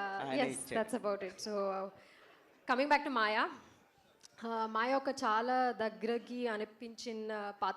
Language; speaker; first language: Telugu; non-native, learner; English